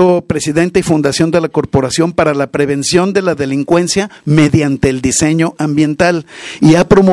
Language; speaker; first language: Spanish; native; Spanish